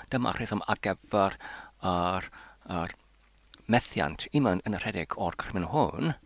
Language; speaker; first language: Welsh; non-native, learner; Polish